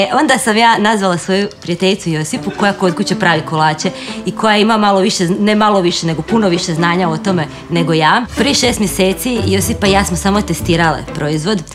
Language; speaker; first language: Croatian; native; Croatian